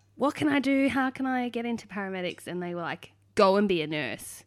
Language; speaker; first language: English; native; English